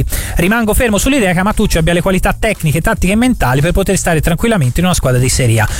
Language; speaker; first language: Italian; native; Italian